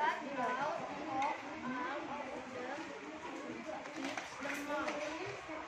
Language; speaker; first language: English; non-native, learner; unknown